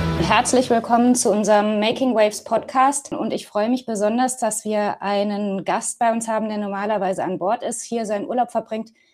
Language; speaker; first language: German; native; German